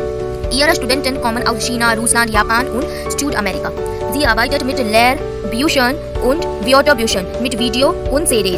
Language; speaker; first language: German; non-native, fluent; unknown